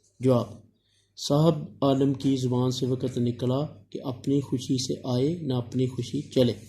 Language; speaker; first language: Urdu; non-native, local second language; Punjabi